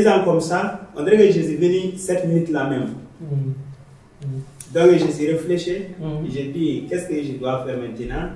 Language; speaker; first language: French; non-native, learner; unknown